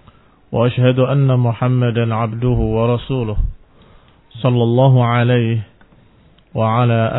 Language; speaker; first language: Arabic; non-native, fluent; Indonesian